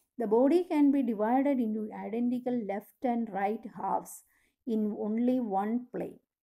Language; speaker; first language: English; non-native, local second language; Malayalam